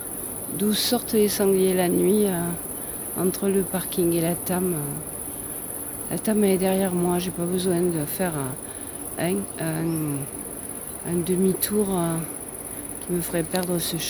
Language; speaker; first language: French; native; French